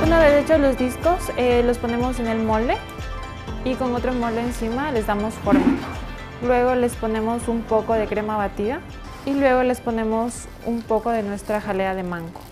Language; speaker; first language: Spanish; native; Spanish